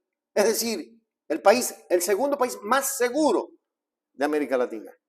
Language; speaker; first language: Spanish; native; Spanish